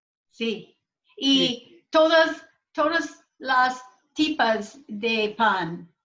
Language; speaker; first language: Spanish; non-native, learner; English